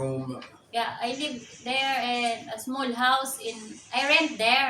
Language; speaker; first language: English; non-native, local second language; Cebuano